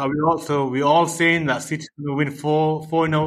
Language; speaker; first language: English; native; English